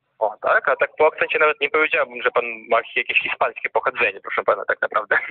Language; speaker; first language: Polish; non-native, fluent; Russian